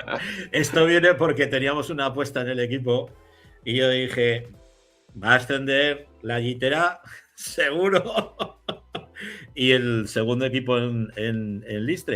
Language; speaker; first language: Spanish; native; Spanish